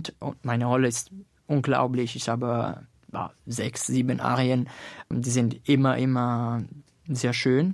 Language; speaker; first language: German; non-native, learner; Italian